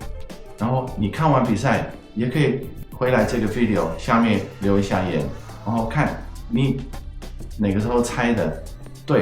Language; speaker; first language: Chinese; non-native, fluent; Dutch